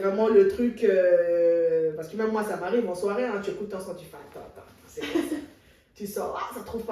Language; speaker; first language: French; native; French